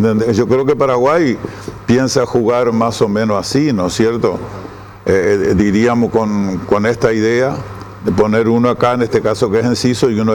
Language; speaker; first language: Spanish; native; Spanish